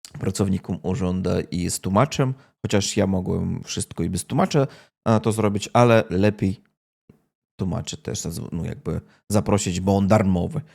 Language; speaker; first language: Polish; non-native, learner; Russian